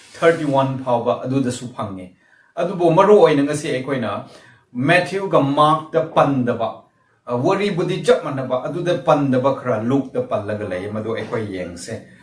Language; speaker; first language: Manipuri; non-native, local second language; Rongmei Naga